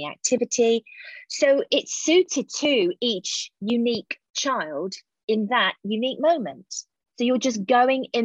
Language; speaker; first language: English; native; English